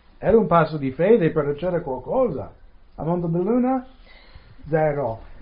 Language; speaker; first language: Italian; non-native, fluent; English